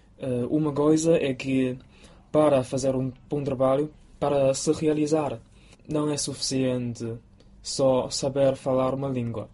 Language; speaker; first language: Portuguese; non-native, fluent; Chinese